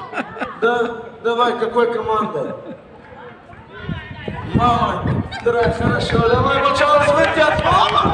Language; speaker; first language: Russian; non-native, learner; Arabic